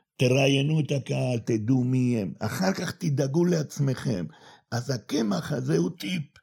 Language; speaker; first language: Hebrew; non-native, fluent; Spanish